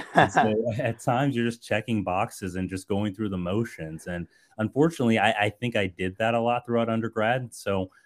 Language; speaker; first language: English; native; English